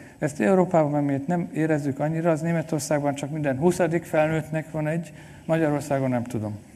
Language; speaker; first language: Hungarian; non-native, fluent; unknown